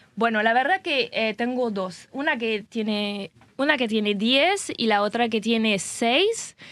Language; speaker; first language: Spanish; non-native, fluent; French